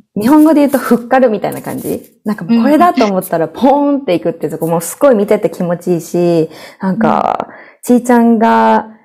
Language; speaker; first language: Japanese; native; Japanese